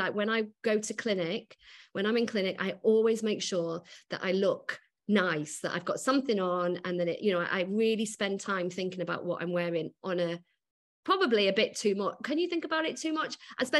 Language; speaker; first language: English; native; English